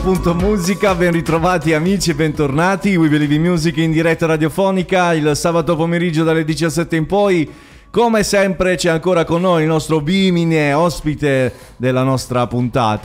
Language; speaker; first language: Italian; native; Italian